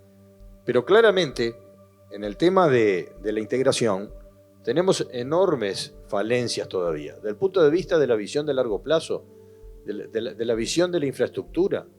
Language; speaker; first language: Spanish; native; Spanish